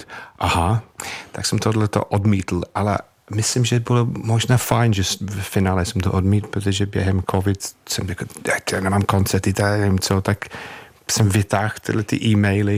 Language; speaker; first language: Czech; non-native, fluent; English